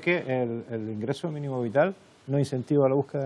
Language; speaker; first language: Spanish; native; Spanish